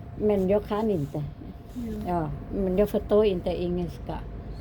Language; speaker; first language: Swedish; non-native, learner; Thai